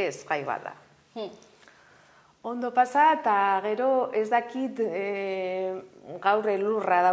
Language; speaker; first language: Basque; non-native, local second language; Spanish